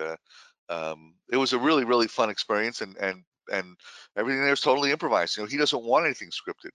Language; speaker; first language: English; native; English